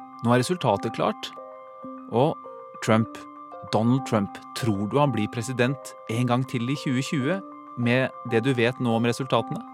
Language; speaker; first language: Norwegian; native; Norwegian